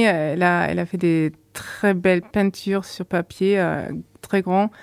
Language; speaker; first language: French; non-native, fluent; German